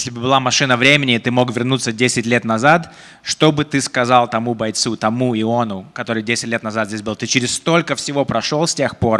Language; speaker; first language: Russian; native; Russian